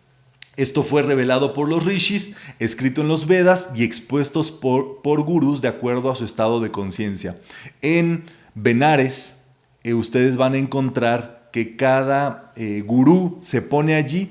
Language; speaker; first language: Spanish; native; Spanish